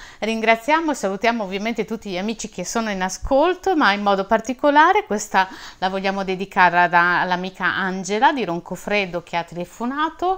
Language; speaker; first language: Italian; native; Italian